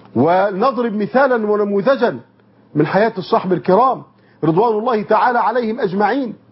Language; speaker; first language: Arabic; native; Arabic